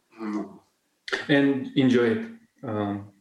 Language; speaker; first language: English; non-native, learner; Spanish